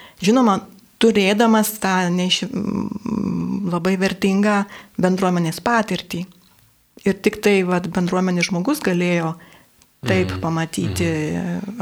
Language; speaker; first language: Lithuanian; native; Lithuanian